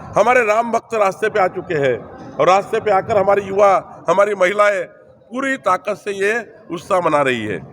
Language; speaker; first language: Hindi; non-native, local second language; Marathi